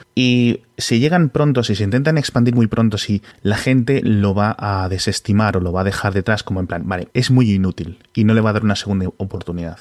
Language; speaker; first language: Spanish; native; Spanish